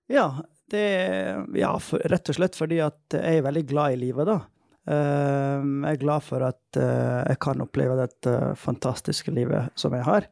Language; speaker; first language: Norwegian; non-native, fluent; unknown